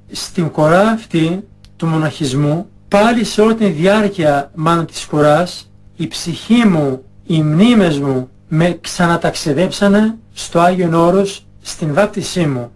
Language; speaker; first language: Greek; non-native, fluent; Albanian